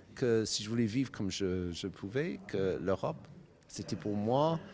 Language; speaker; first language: French; non-native, fluent; English